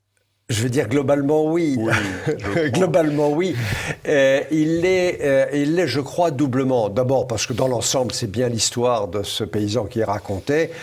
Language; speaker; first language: French; native; French